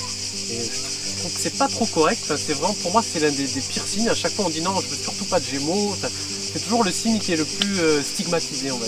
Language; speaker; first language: French; native; French